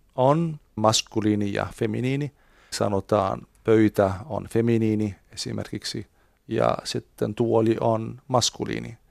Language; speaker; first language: Finnish; non-native, fluent; Arabic